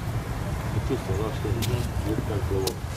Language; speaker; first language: Russian; non-native, learner; Bulgarian